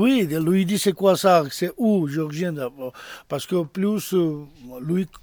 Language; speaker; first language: French; non-native, learner; Georgian